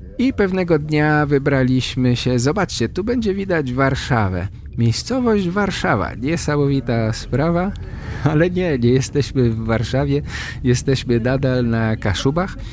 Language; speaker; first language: Polish; native; Polish